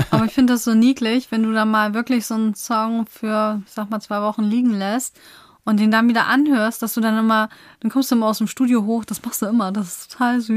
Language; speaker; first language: German; native; German